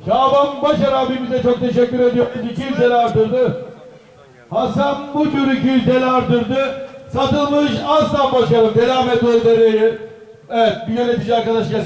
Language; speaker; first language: Turkish; native; Turkish